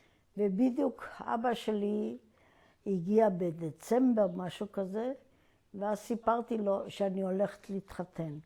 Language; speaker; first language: Hebrew; non-native, fluent; German